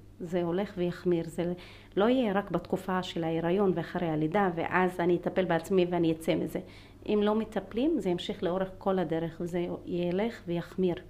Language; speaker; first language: Hebrew; non-native, local second language; Arabic